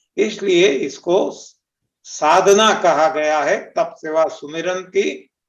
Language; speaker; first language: Hindi; non-native, local second language; Marathi